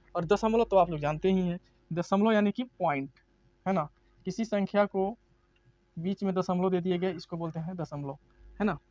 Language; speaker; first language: Hindi; native; Hindi